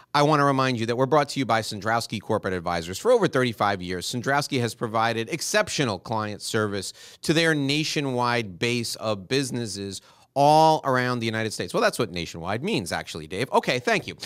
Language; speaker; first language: English; native; English